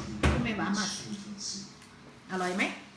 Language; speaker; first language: Italian; non-native, learner; Thai